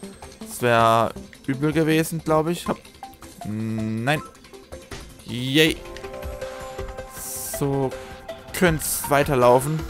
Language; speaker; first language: German; native; German